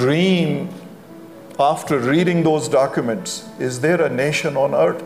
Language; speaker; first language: English; non-native, local second language; Punjabi